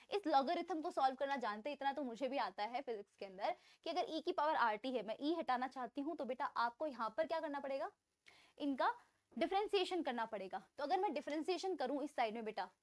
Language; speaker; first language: Hindi; native; Hindi